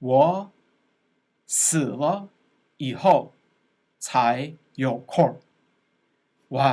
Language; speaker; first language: Chinese; non-native, fluent; English